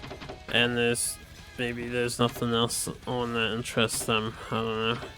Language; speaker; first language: English; native; English